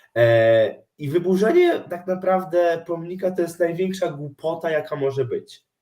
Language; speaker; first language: Polish; native; Polish